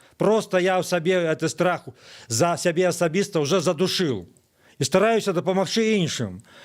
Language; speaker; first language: Belarusian; native; Belarusian